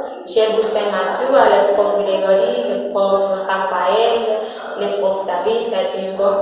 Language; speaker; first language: French; non-native, fluent; Spanish